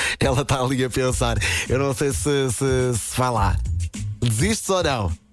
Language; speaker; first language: Portuguese; native; Portuguese